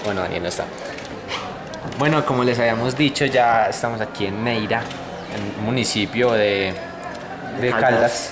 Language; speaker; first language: Spanish; native; Spanish